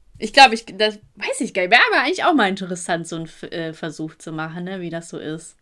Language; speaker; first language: German; early bilingual, other home language; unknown